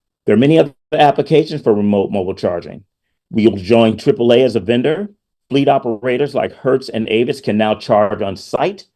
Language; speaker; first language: English; native; English